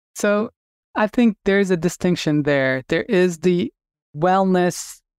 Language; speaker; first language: English; non-native, fluent; Turkish